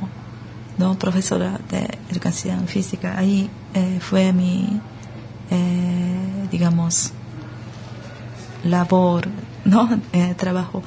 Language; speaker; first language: Spanish; early bilingual, other home language; Japanese